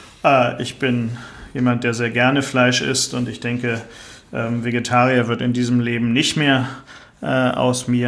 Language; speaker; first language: German; native; German